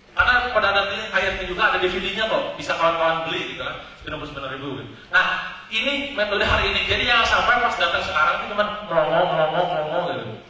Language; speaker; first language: Indonesian; native; Indonesian